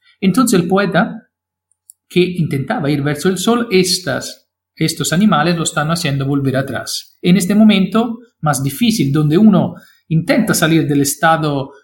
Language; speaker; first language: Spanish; non-native, fluent; Italian